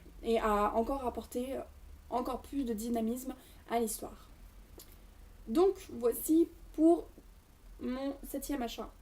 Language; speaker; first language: French; native; French